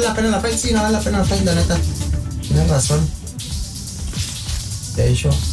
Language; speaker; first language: Spanish; native; Spanish